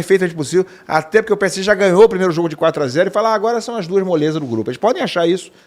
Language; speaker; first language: Portuguese; native; Portuguese